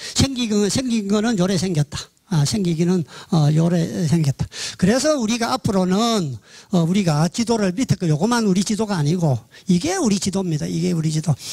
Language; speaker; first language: Korean; native; Korean